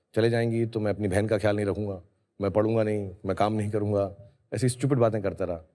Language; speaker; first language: Hindi; native; Hindi